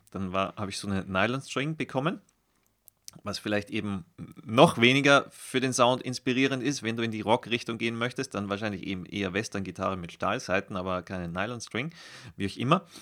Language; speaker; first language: German; native; German